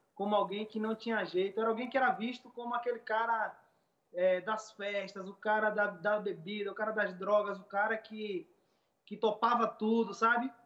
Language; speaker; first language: Portuguese; native; Portuguese